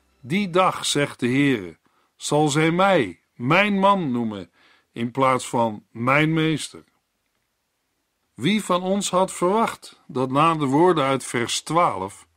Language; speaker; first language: Dutch; native; Dutch